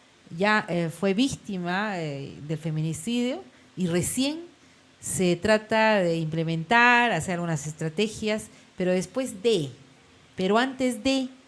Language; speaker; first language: Spanish; native; Spanish